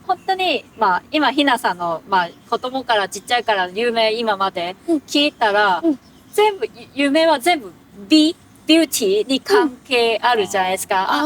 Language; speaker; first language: Japanese; non-native, learner; Cantonese